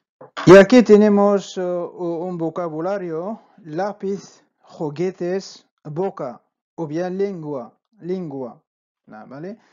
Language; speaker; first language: Spanish; non-native, fluent; Arabic